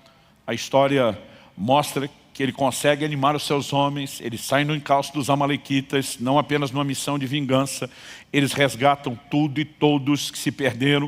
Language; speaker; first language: Portuguese; native; Portuguese